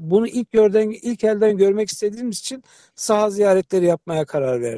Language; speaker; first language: Turkish; native; Turkish